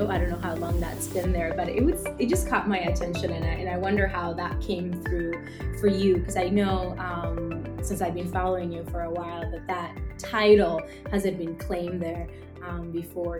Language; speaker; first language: English; native; English